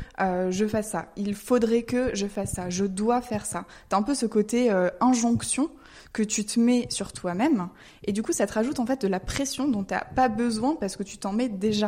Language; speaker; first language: French; native; French